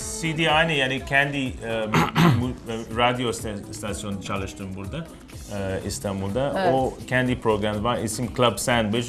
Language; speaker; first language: Turkish; non-native, learner; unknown